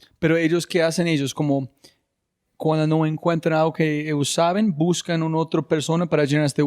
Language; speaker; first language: Spanish; non-native, fluent; English